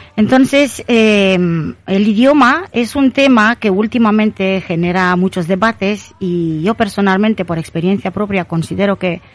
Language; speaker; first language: Spanish; non-native, fluent; Romanian